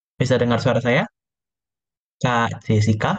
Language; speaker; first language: Indonesian; native; Indonesian